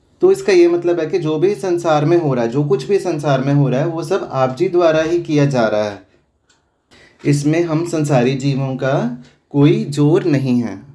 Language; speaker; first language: Hindi; non-native, local second language; Punjabi